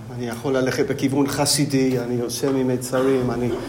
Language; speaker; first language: Hebrew; non-native, fluent; English